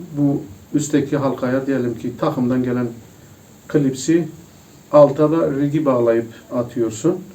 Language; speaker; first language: Turkish; native; Turkish